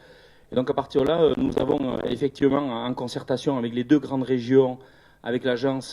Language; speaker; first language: French; native; French